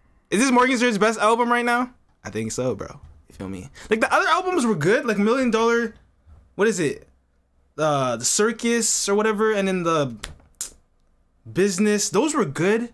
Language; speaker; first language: English; native; English